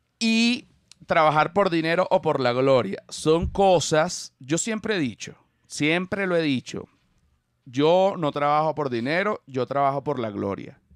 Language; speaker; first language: Spanish; native; Spanish